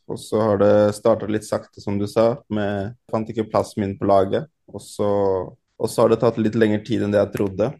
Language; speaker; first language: Norwegian; early bilingual, other home language; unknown